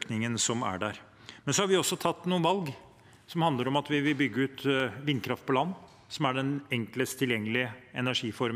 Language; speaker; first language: Norwegian; native; Norwegian